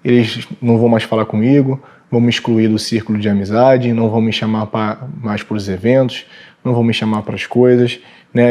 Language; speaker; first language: Portuguese; native; Portuguese